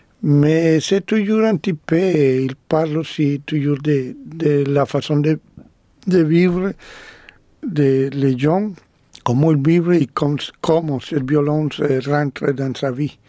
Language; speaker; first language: French; non-native, fluent; Spanish